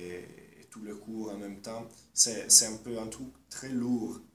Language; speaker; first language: French; non-native, fluent; Italian